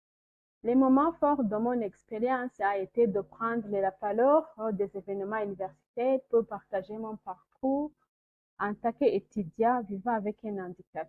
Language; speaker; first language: French; non-native, local second language; Kinyarwanda